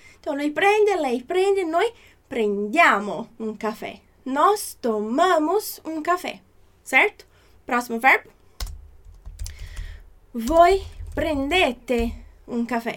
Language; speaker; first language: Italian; non-native, fluent; Portuguese